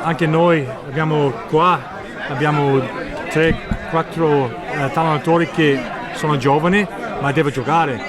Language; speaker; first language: Italian; non-native, learner; English